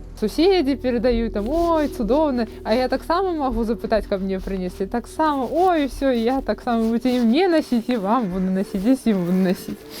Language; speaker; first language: Belarusian; native; Belarusian